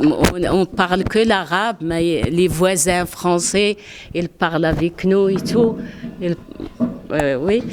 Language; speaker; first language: French; non-native, learner; Arabic